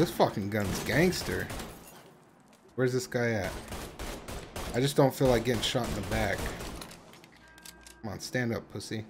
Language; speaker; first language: English; native; English